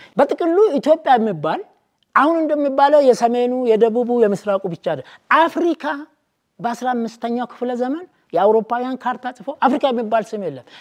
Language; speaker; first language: Amharic; non-native, local second language; Oromo